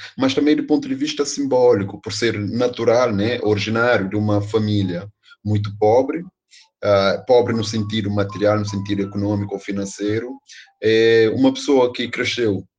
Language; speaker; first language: Portuguese; non-native, local second language; Kabuverdianu